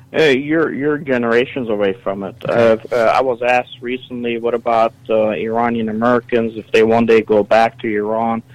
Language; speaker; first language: English; early bilingual, other home language; Assyrian Neo-Aramaic